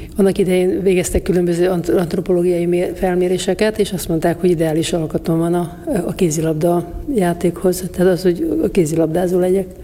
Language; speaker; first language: Hungarian; native; Hungarian